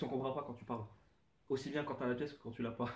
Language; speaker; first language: French; native; French